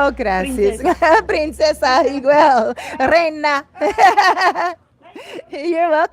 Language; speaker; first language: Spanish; non-native, learner; English